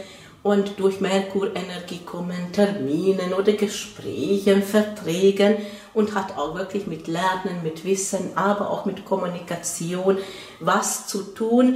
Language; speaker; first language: German; non-native, fluent; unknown